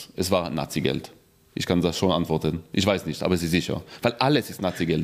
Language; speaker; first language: German; non-native, fluent; Hebrew